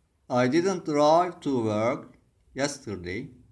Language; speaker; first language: English; non-native, fluent; Turkish